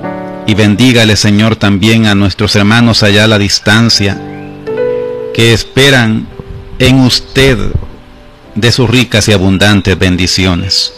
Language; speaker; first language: Spanish; native; Spanish